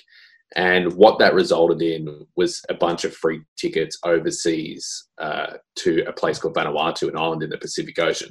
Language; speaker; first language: English; native; English